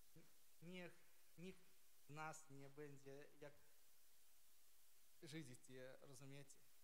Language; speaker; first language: Polish; non-native, learner; Ukrainian